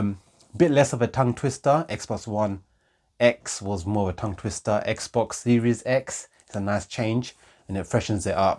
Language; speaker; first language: English; native; English